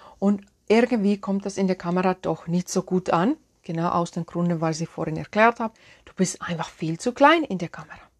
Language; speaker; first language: German; non-native, fluent; Finnish